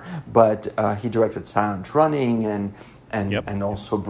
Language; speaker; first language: English; non-native, fluent; French